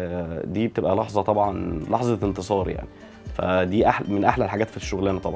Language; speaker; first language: Arabic; native; Arabic